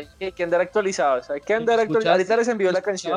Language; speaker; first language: Spanish; native; Spanish